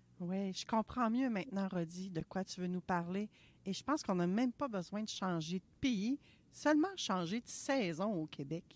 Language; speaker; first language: French; native; French